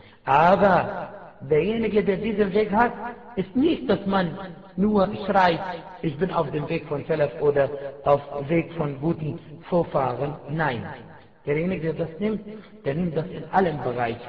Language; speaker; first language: German; non-native, fluent; Arabic